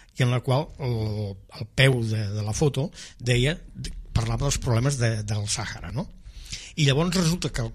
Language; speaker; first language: Catalan; non-native, local second language; Spanish